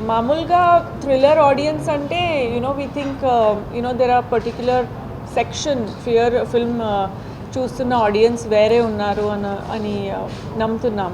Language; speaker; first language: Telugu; non-native, fluent; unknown